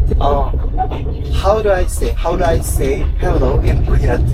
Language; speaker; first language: English; non-native, learner; Korean